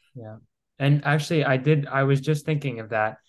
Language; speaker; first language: English; non-native, fluent; Greek